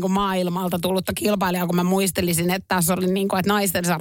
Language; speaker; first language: Finnish; native; Finnish